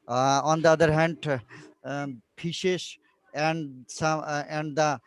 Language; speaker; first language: English; non-native, learner; Bangla